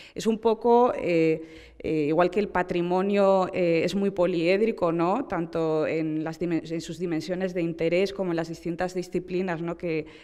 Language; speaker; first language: Spanish; native; Spanish